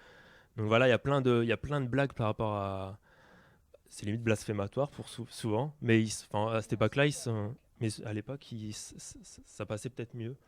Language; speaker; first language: French; native; French